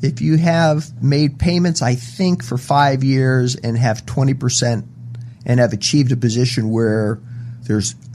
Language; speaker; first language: English; native; English